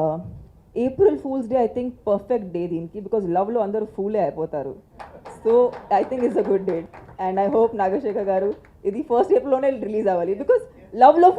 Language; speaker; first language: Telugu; non-native, local second language; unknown